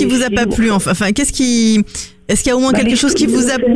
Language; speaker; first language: French; native; French